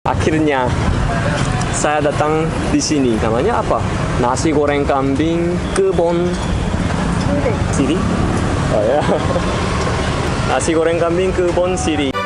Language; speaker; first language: Indonesian; non-native, learner; Korean